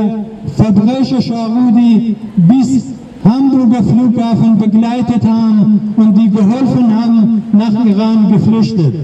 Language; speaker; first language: German; non-native, learner; Persian